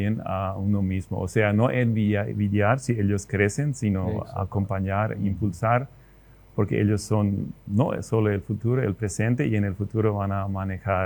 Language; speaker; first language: Spanish; non-native, local second language; Plautdietsch